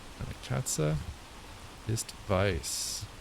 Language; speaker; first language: German; non-native, learner; English